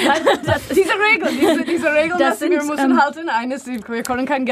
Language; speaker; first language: German; non-native, learner; English